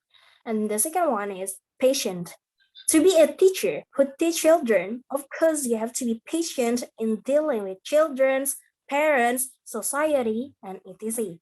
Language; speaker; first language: English; non-native, learner; Indonesian